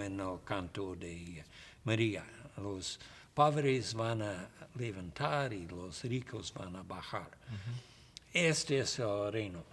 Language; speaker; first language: Spanish; non-native, learner; English